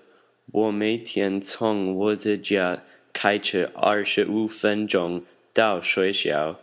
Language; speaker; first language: Chinese; non-native, learner; English